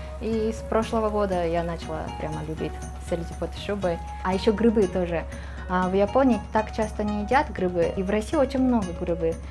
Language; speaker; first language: Russian; non-native, fluent; Japanese